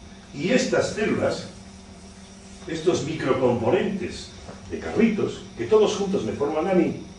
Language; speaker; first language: Spanish; native; Spanish